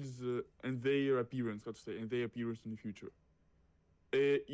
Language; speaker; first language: English; non-native, learner; Russian